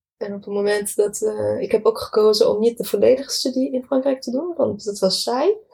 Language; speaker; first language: Dutch; non-native, fluent; Arabic